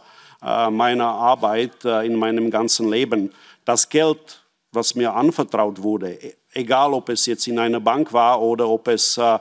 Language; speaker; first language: German; non-native, fluent; Czech